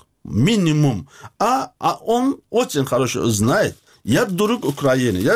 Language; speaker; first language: Russian; non-native, learner; Azerbaijani